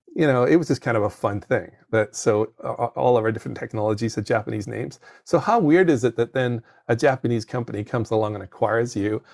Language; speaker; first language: English; native; English